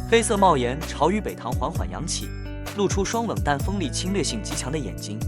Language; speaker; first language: Chinese; native; Chinese